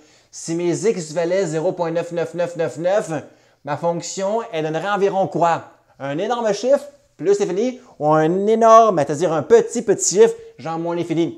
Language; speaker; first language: French; native; French